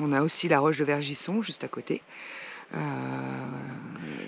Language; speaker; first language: French; native; French